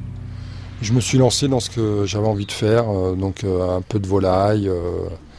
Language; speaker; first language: French; native; French